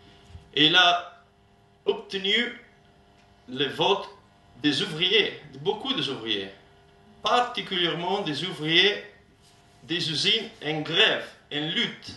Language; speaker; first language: French; non-native, learner; Italian